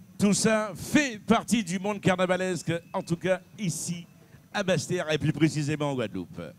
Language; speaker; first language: French; native; French